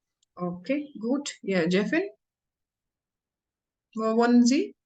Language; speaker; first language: German; non-native, learner; Hindi